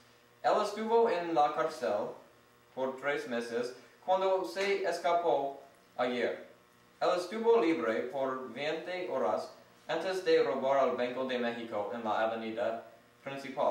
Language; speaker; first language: Spanish; non-native, learner; English